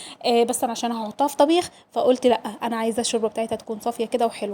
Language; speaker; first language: Arabic; native; Arabic